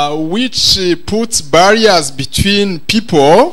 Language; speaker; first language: English; non-native, local second language; Kinyarwanda